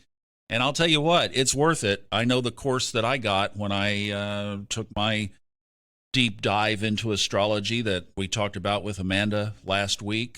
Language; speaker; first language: English; native; English